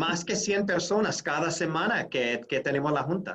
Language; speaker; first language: Spanish; non-native, fluent; English